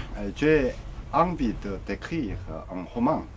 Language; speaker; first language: French; non-native, learner; Korean